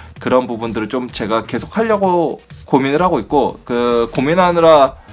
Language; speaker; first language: Korean; native; Korean